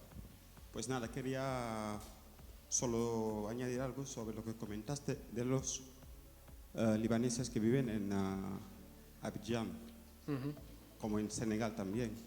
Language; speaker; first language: Spanish; non-native, fluent; Wolof